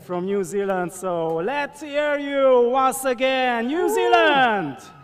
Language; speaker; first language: English; non-native, fluent; Hungarian